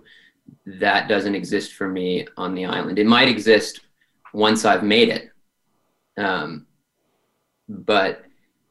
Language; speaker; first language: English; native; English